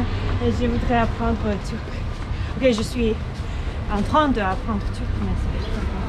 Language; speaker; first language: French; non-native, learner; Russian